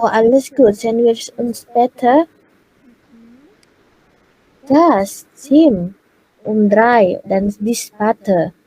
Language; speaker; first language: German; non-native, learner; Indonesian